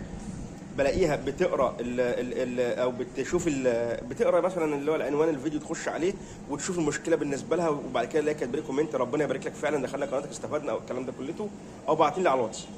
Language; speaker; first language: Arabic; native; Arabic